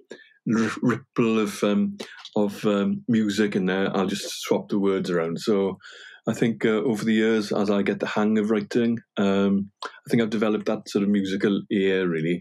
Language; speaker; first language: English; non-native, local second language; Welsh